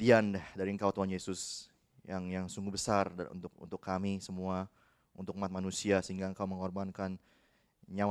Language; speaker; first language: Indonesian; native; Indonesian